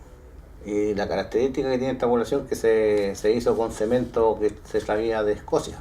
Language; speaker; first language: Spanish; native; Spanish